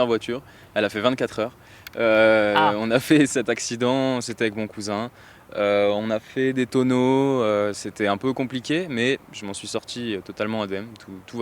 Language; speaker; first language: French; native; French